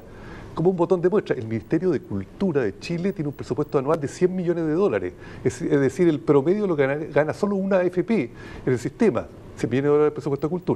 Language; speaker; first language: Spanish; native; Spanish